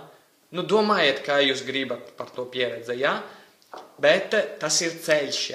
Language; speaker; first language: Latvian; non-native, fluent; Italian